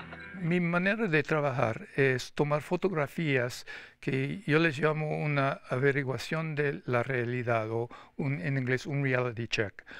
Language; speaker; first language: Spanish; non-native, fluent; English